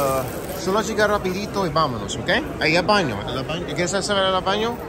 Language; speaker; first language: Spanish; early bilingual, heritage; English